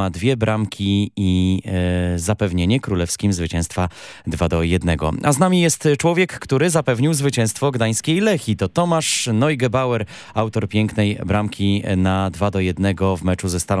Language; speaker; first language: Polish; native; Polish